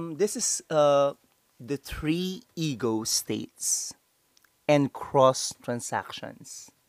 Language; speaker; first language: English; non-native, local second language; Filipino